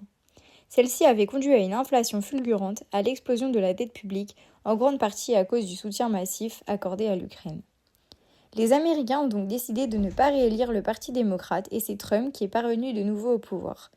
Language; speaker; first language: French; native; French